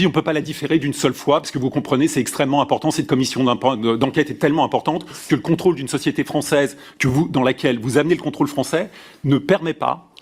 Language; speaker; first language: French; native; French